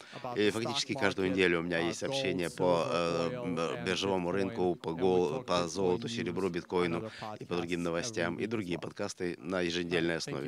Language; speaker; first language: Russian; native; Russian